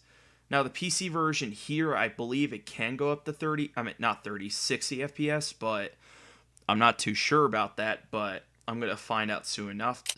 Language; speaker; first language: English; native; English